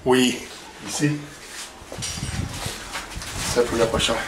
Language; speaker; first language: French; non-native, learner; Spanish